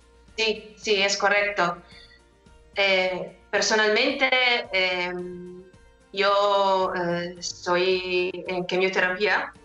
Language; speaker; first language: Spanish; non-native, learner; Italian